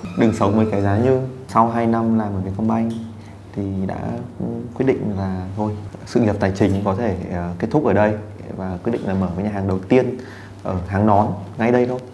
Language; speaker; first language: Vietnamese; native; Vietnamese